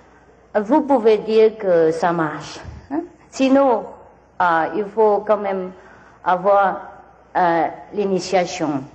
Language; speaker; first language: French; non-native, learner; Vietnamese